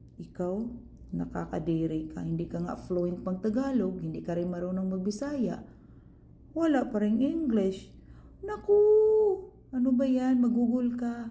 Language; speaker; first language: Filipino; non-native, local second language; Cebuano